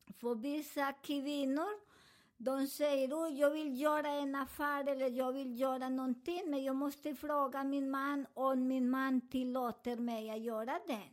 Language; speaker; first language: Swedish; non-native, fluent; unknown